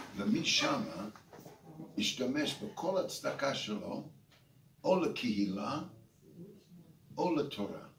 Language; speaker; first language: Hebrew; non-native, fluent; English